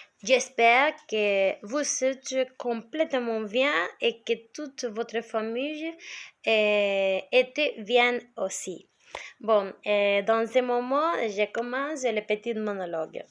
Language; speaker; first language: French; non-native, learner; Spanish